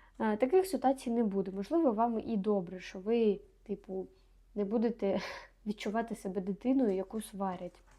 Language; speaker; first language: Ukrainian; non-native, local second language; Russian